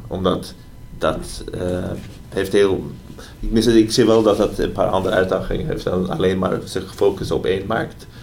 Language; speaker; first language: Dutch; non-native, fluent; Swedish